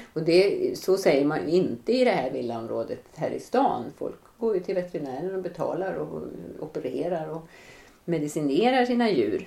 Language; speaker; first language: Swedish; native; Swedish